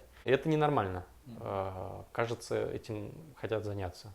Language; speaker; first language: Russian; native; Russian